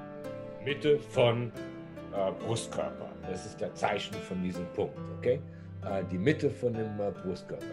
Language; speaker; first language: German; non-native, learner; English